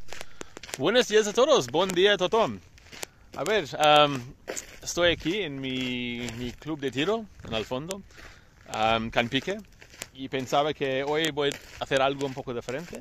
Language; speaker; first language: Spanish; non-native, fluent; English